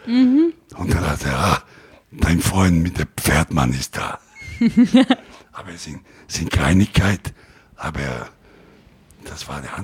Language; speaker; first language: German; non-native, learner; Italian